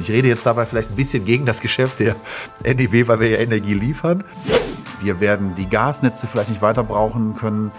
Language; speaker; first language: German; native; German